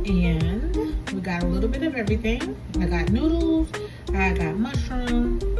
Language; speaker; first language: English; native; English